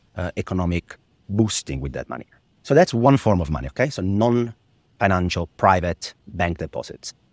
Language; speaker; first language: English; non-native, fluent; Italian